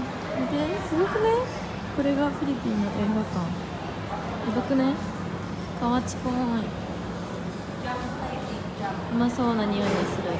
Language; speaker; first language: Japanese; early bilingual, other home language; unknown